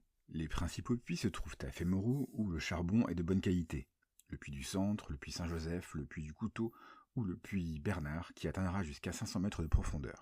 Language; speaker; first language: French; native; French